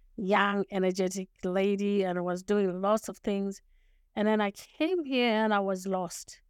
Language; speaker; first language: English; non-native, local second language; Shona